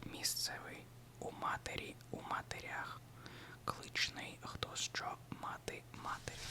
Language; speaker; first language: Ukrainian; non-native, learner; Russian